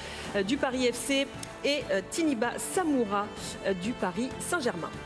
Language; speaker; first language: French; native; French